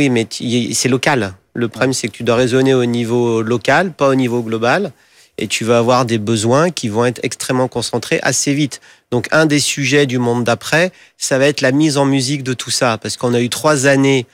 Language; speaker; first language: French; native; French